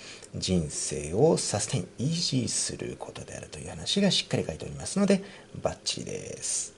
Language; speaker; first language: Japanese; native; Japanese